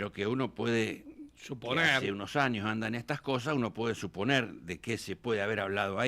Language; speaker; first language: Spanish; native; Spanish